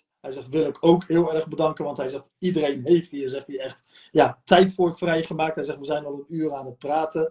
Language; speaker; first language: Dutch; early bilingual, other home language; Turkish